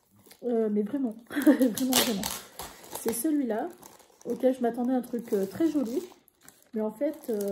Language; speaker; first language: French; native; French